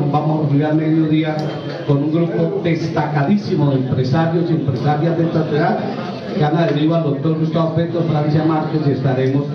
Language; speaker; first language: Spanish; native; Spanish